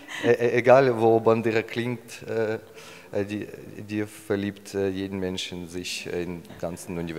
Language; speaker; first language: German; non-native, learner; Ukrainian